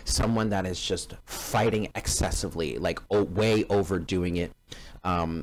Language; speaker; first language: English; native; English